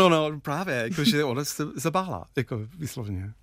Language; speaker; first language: Czech; non-native, fluent; English